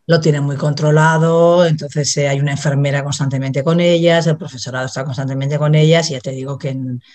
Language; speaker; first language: Spanish; native; Spanish